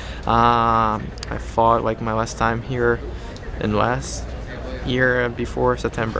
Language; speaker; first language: English; non-native, fluent; Portuguese